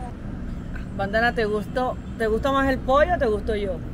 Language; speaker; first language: Spanish; native; Spanish